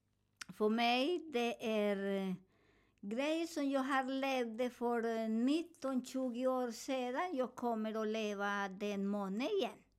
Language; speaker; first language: Swedish; non-native, learner; Spanish